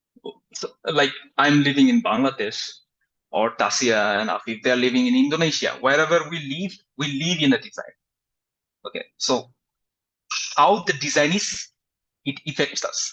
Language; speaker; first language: English; non-native, fluent; Bangla